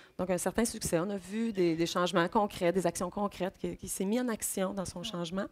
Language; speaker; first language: French; native; French